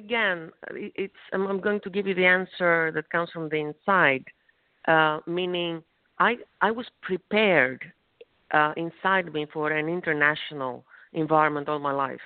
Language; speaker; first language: English; non-native, fluent; Greek